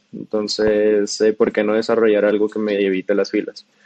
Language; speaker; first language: Spanish; native; Spanish